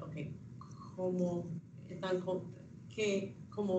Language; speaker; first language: Spanish; non-native, fluent; English